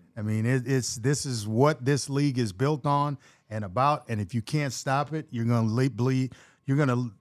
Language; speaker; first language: English; native; English